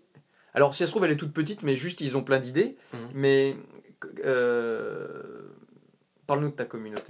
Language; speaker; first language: French; native; French